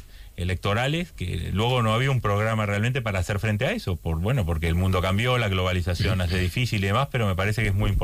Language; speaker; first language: Spanish; native; Spanish